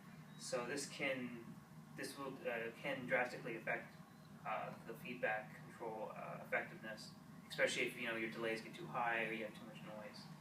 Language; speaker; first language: English; native; English